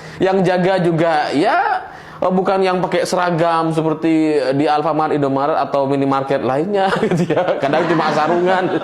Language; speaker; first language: Indonesian; non-native, local second language; Madurese